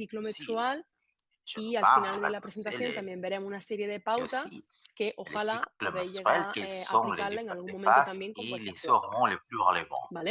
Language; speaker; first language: French; non-native, learner; Spanish